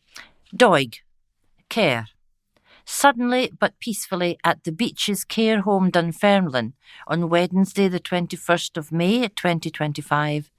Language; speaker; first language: English; native; English